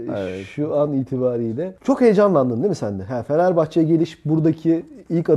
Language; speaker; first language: Turkish; native; Turkish